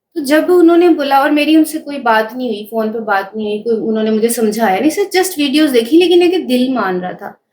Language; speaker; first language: Urdu; non-native, local second language; Punjabi